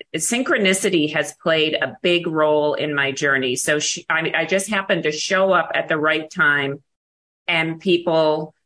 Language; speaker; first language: English; native; English